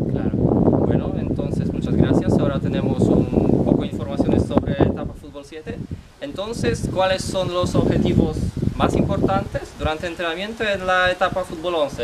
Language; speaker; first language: Spanish; non-native, learner; Polish